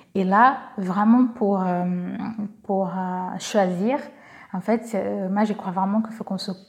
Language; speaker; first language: French; non-native, fluent; Portuguese